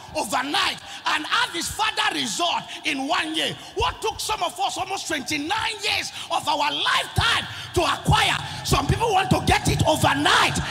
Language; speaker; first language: English; non-native, local second language; Yoruba